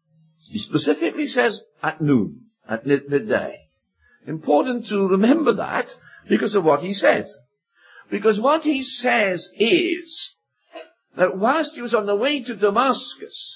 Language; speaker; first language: English; native; English